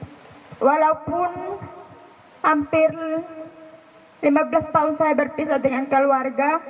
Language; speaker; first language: Indonesian; non-native, fluent; Filipino